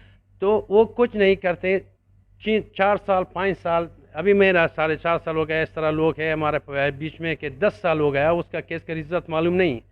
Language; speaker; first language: Hindi; non-native, learner; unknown